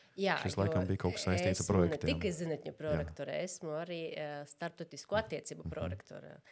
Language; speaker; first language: Latvian; non-native, local second language; Russian